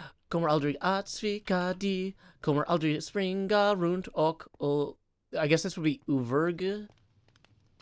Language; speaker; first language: Swedish; non-native, learner; English